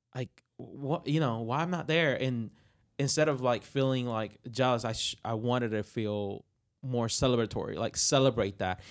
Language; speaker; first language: English; non-native, fluent; Spanish